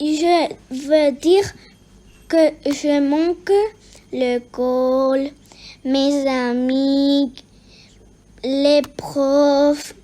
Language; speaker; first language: French; non-native, learner; Spanish